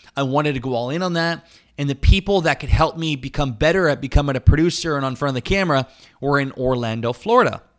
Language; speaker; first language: English; native; English